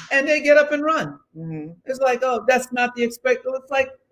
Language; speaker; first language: English; native; English